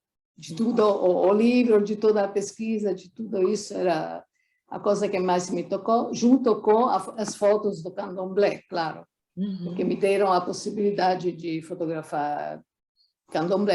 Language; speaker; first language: Portuguese; non-native, fluent; Italian